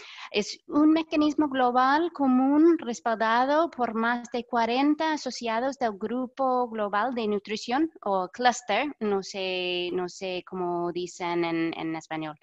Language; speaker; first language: Spanish; non-native, fluent; English